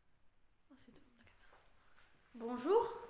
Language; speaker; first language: French; native; French